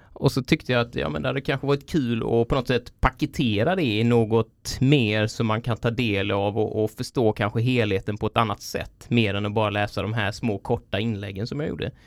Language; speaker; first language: Swedish; native; Swedish